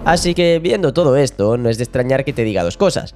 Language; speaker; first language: Spanish; native; Spanish